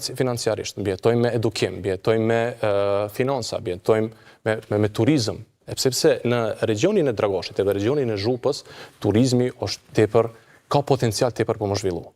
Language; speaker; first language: Albanian; non-native, local second language; Bosnian